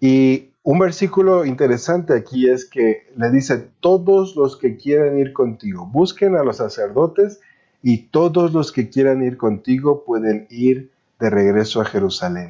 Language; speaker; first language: Spanish; native; Spanish